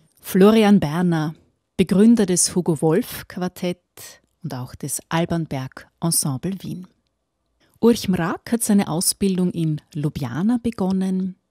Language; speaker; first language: German; native; German